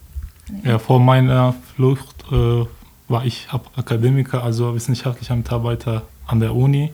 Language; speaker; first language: German; non-native, learner; Turkish